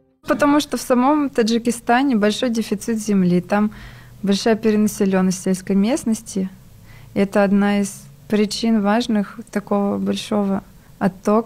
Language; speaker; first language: Russian; native; Russian